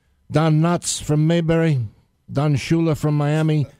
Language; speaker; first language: English; native; English